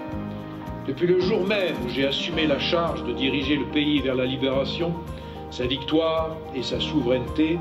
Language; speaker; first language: French; native; French